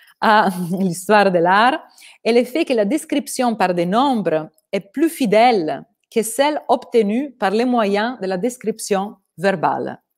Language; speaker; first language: French; non-native, fluent; Italian